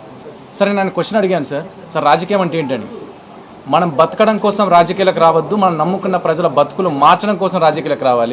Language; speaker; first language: Telugu; native; Telugu